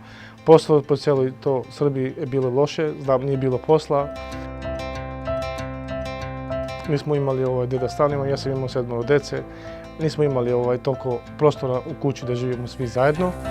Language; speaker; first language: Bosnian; non-native, local second language; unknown